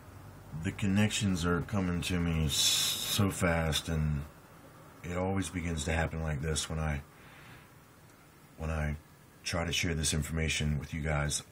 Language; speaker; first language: English; native; English